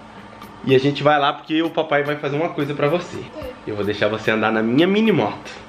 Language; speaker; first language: Portuguese; native; Portuguese